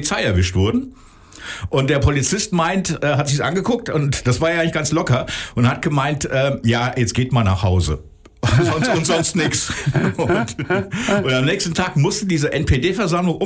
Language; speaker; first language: German; native; German